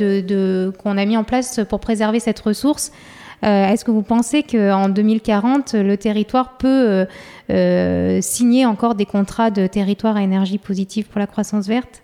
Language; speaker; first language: French; native; French